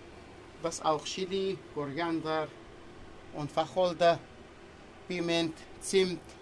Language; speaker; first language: German; non-native, learner; Arabic